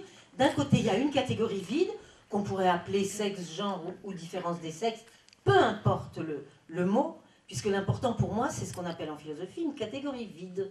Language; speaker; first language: French; native; French